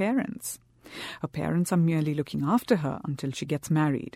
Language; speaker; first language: English; non-native, local second language; Bangla